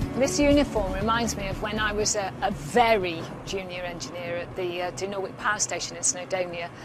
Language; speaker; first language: English; native; English